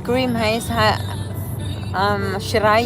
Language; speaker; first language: German; non-native, fluent; Cebuano